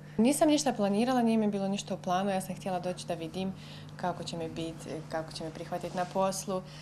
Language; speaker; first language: Croatian; non-native, fluent; Russian